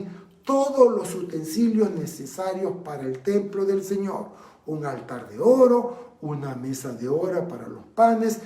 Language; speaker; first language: Spanish; native; Spanish